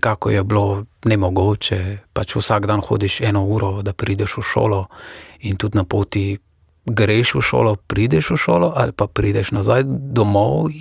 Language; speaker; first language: Slovenian; non-native, fluent; Persian